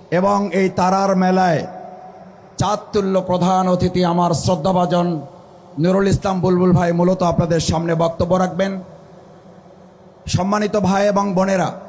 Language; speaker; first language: Bangla; native; Bangla